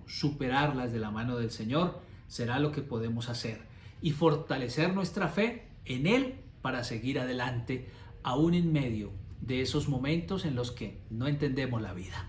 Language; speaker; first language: Spanish; native; Spanish